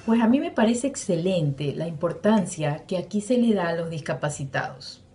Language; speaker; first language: Spanish; native; Spanish